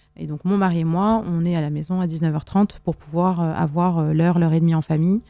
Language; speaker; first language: French; non-native, local second language; Arabic